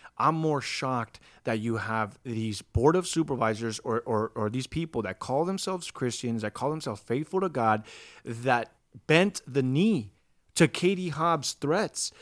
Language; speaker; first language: English; native; English